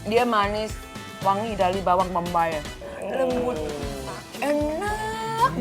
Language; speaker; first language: Indonesian; non-native, fluent; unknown